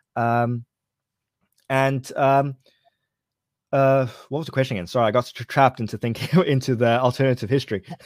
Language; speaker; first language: English; native; English